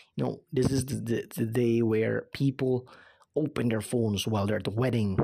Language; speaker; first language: English; non-native, local second language; Cebuano